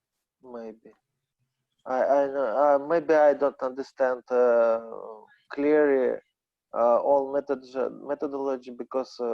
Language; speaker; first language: English; non-native, learner; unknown